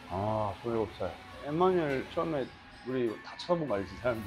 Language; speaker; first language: Korean; native; Korean